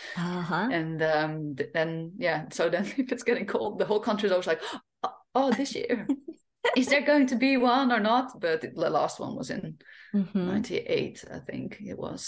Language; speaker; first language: English; non-native, fluent; Western Frisian